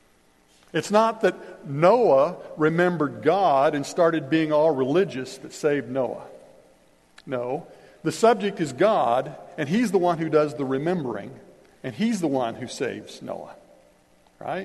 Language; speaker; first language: English; native; English